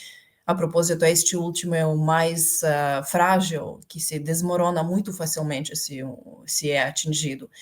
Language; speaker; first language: Portuguese; non-native, fluent; Ukrainian